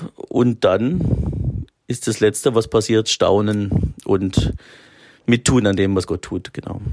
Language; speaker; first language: German; native; German